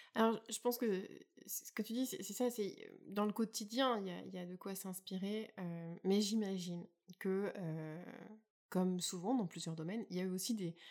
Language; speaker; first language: French; native; French